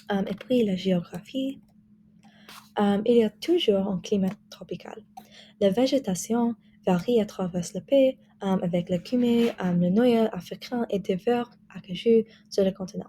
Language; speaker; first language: French; non-native, learner; English